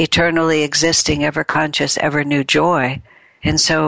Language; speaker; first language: English; native; English